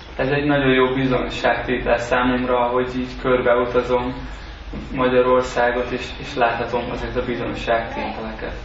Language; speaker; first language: Hungarian; native; Hungarian